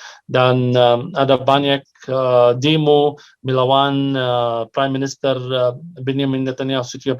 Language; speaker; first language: Indonesian; non-native, fluent; Arabic